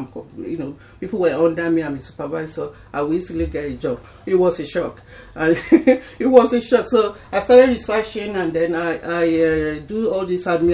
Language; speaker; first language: English; non-native, local second language; Yoruba